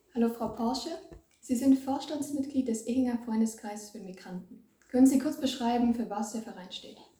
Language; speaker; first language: German; early bilingual, other home language; Greek